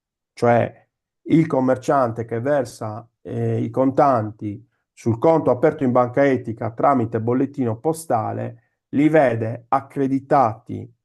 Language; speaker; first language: Italian; native; Italian